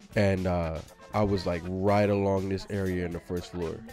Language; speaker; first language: English; native; English